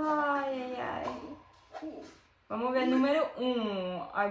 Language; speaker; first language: Portuguese; non-native, learner; German